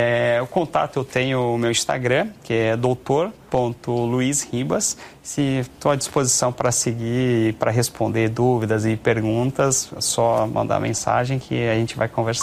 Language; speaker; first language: Portuguese; native; Portuguese